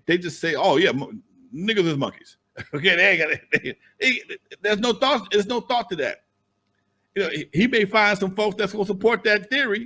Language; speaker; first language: English; native; English